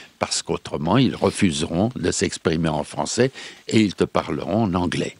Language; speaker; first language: French; non-native, fluent; Serbian